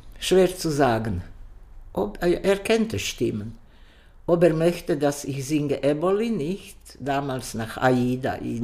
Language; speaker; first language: German; non-native, learner; Croatian